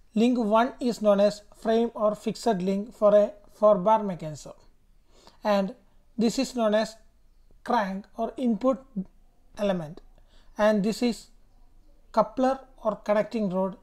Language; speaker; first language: English; non-native, local second language; Malayalam